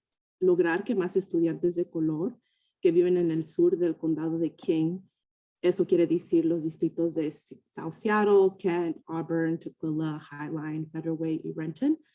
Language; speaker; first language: Spanish; early bilingual, heritage; Spanish